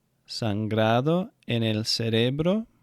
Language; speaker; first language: Spanish; non-native, fluent; English